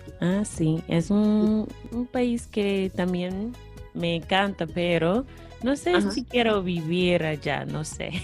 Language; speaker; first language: Spanish; non-native, fluent; English